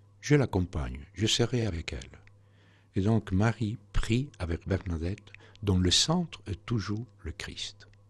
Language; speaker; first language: French; non-native, fluent; Spanish